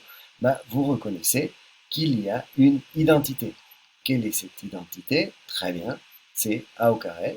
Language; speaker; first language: French; native; French